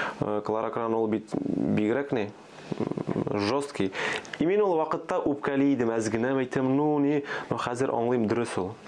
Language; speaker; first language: Tatar; early bilingual, other home language; Armenian